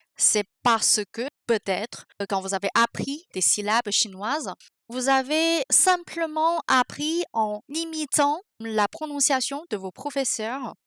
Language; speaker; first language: French; non-native, fluent; Chinese